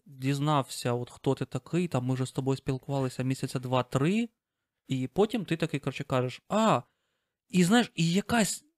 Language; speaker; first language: Ukrainian; non-native, local second language; Russian